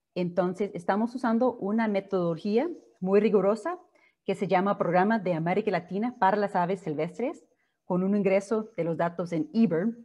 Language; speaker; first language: Spanish; non-native, fluent; English